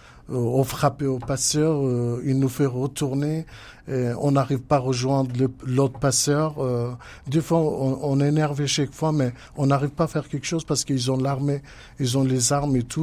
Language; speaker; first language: French; non-native, learner; Kurdish